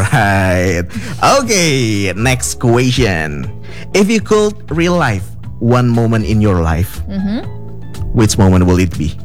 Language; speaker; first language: English; non-native, learner; Indonesian